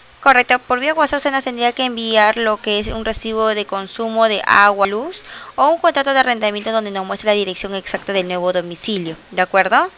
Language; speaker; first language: Spanish; native; Spanish